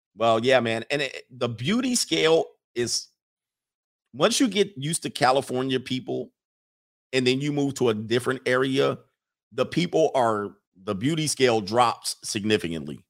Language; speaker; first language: English; native; English